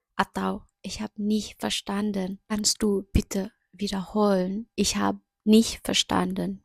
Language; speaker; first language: German; non-native, fluent; Indonesian